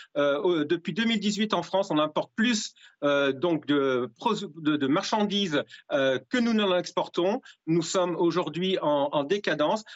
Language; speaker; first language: French; native; French